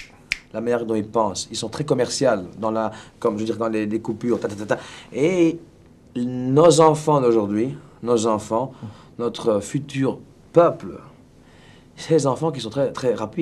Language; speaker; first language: French; native; French